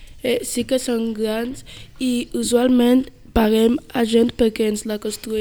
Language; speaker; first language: Catalan; early bilingual, other home language; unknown